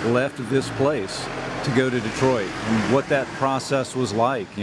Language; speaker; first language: English; native; English